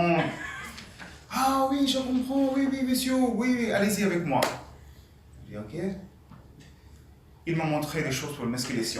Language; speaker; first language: French; non-native, learner; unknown